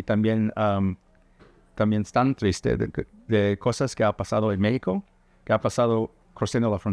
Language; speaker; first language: Spanish; early bilingual, heritage; English